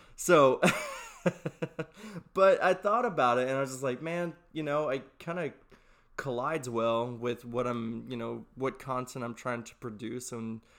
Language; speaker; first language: English; native; English